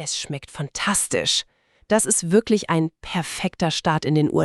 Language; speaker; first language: German; native; German